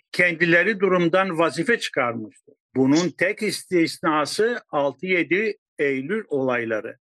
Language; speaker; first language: Turkish; non-native, local second language; Greek